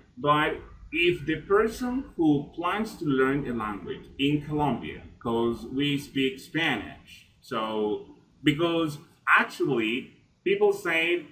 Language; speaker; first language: English; non-native, fluent; Spanish